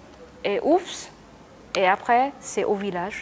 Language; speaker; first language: French; non-native, learner; Vietnamese